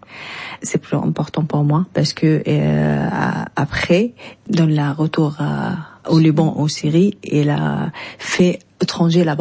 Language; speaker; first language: French; non-native, learner; Arabic